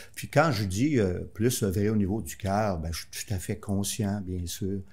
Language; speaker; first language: French; native; French